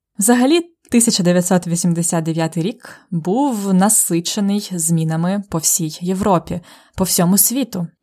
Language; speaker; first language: Ukrainian; native; Ukrainian